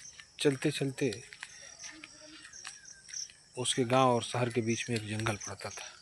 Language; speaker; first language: Hindi; native; Hindi